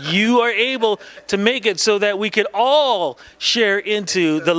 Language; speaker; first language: English; native; English